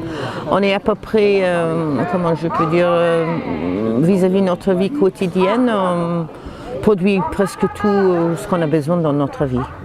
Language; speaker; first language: French; non-native, fluent; English